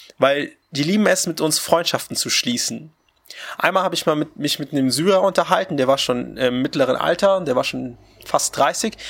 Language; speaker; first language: German; early bilingual, other home language; Russian